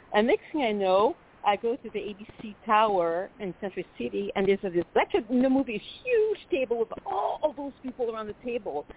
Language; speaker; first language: English; non-native, fluent; French